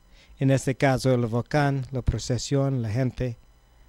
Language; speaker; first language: Spanish; non-native, learner; English